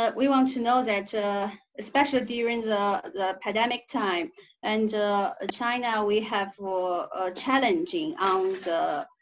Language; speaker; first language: English; non-native, learner; Chinese